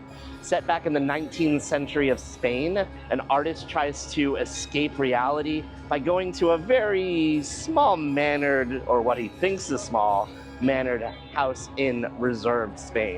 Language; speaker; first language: English; native; English